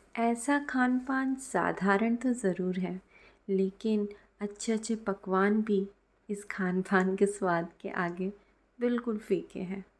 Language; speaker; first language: Hindi; native; Hindi